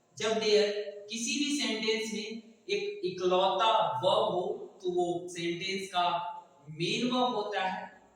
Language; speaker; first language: Hindi; native; Hindi